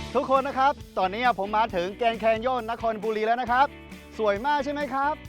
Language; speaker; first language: Thai; non-native, fluent; Chinese